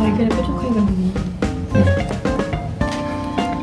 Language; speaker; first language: Korean; native; Korean